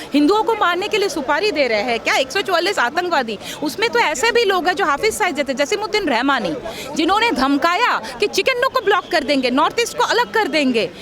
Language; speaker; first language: Hindi; non-native, local second language; Bangla